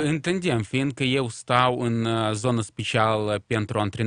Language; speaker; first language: Romanian; non-native, local second language; Russian